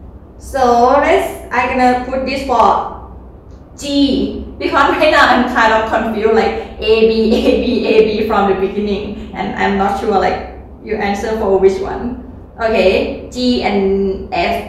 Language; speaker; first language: English; non-native, learner; Thai